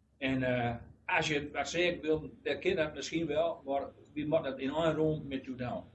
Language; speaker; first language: Dutch; native; Dutch